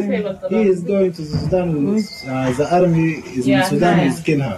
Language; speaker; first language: English; non-native, learner; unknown